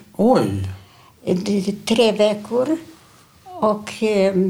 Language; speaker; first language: Swedish; non-native, fluent; Polish